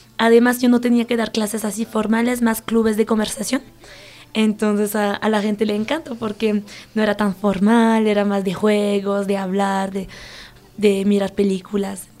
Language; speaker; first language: Spanish; non-native, fluent; French